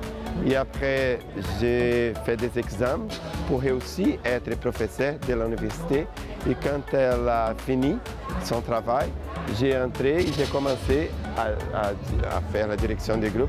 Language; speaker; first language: French; non-native, fluent; Portuguese